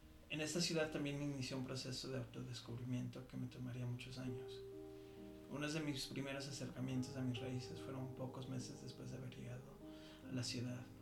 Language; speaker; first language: Spanish; early bilingual, heritage; Spanish